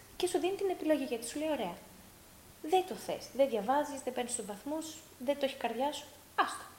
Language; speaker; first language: Greek; early bilingual, heritage; Greek